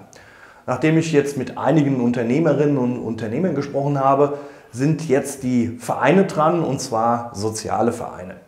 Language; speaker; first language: German; native; German